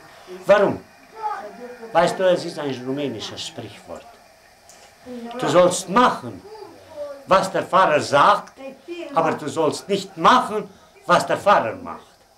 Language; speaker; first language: German; non-native, local second language; Romanian